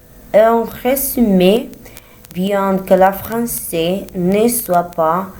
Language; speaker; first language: French; non-native, learner; Spanish